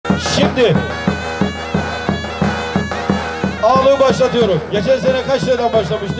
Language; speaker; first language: Turkish; native; Turkish